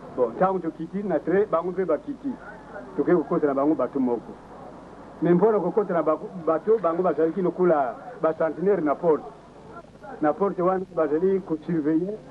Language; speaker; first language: Lingala; non-native, local second language; Kongo